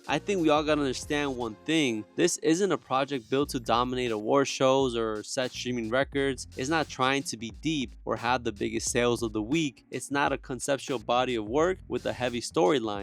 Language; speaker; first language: English; native; English